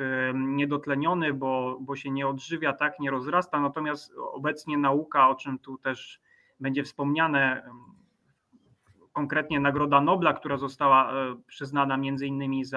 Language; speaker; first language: Polish; native; Polish